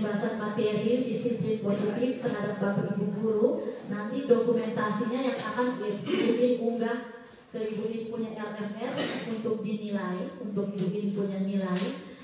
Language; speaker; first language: Indonesian; native; Indonesian